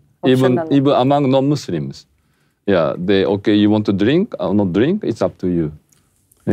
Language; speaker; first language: English; non-native, fluent; Japanese